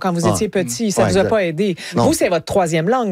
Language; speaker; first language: French; native; French